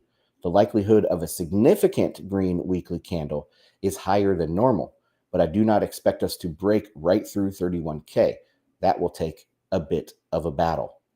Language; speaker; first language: English; native; English